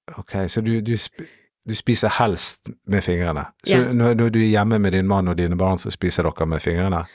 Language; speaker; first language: Norwegian; native; Norwegian